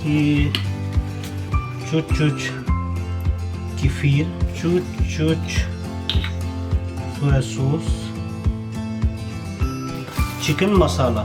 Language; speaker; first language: Russian; non-native, learner; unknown